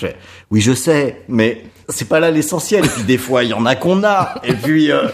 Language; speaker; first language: French; native; French